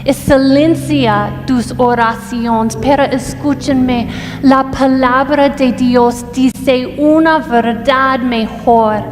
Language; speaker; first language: Spanish; non-native, fluent; English